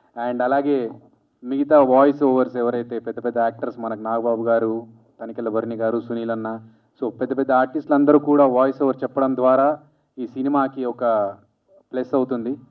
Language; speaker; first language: Telugu; native; Telugu